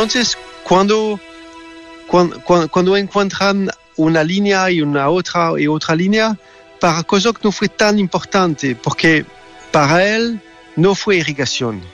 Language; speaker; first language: Spanish; non-native, learner; French